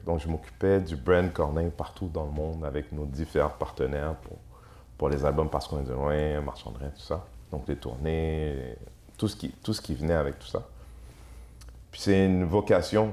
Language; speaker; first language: French; early bilingual, other home language; Haitian Creole